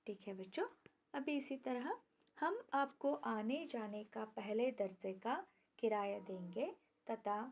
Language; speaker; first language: Hindi; non-native, local second language; Kannada